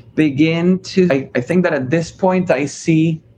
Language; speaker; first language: English; early bilingual, other home language; Spanish